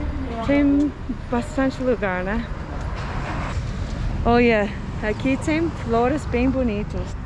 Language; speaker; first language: Portuguese; non-native, fluent; English